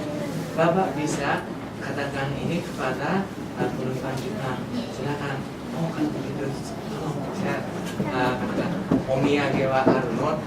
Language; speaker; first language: Indonesian; non-native, fluent; Japanese